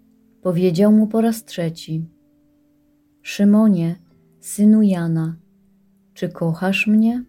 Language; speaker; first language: Polish; native; Polish